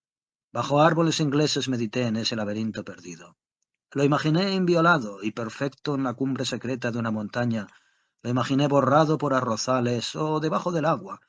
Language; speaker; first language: Spanish; native; Spanish